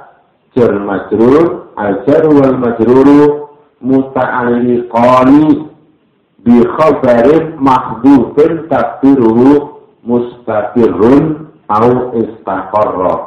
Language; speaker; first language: Arabic; non-native, fluent; Indonesian